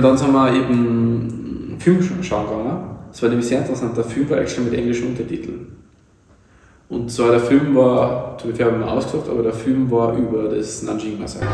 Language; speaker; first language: German; native; German